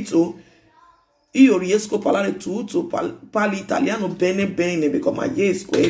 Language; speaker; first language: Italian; non-native, learner; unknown